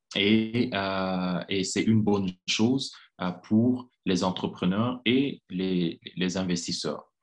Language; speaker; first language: French; non-native, local second language; Kinyarwanda